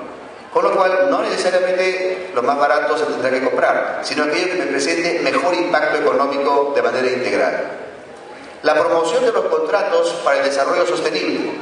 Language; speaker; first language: Spanish; native; Spanish